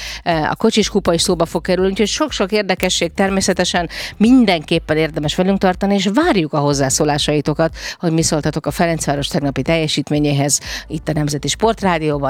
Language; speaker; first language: Hungarian; native; Hungarian